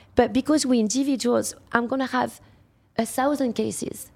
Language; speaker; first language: English; non-native, fluent; French